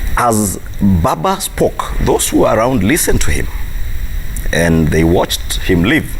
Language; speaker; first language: English; non-native, local second language; Kikuyu